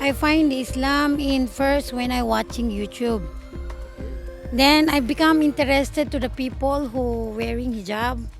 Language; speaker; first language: English; non-native, learner; Japanese